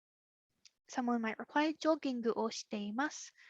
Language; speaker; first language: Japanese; non-native, fluent; English